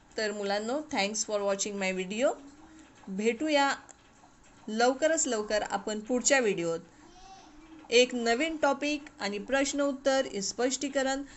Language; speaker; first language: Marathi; non-native, local second language; Urdu